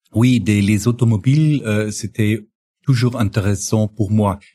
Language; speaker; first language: French; non-native, learner; German